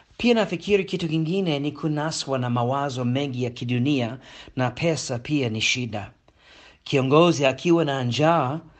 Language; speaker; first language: Swahili; non-native, fluent; English